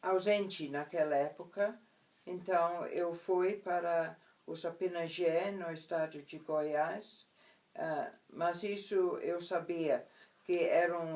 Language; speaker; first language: Portuguese; non-native, fluent; English